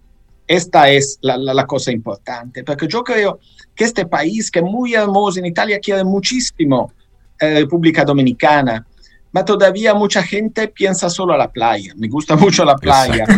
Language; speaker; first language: Spanish; non-native, fluent; Italian